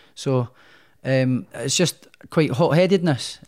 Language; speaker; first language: English; native; English